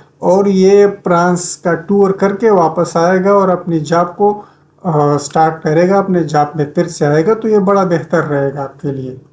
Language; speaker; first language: Urdu; native; Urdu